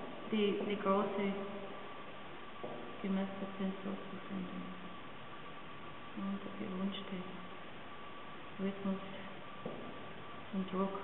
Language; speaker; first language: German; non-native, learner; English